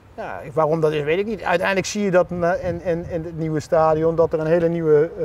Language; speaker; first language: Dutch; native; Dutch